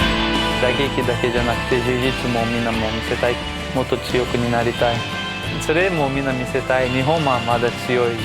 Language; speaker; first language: Japanese; non-native, learner; Portuguese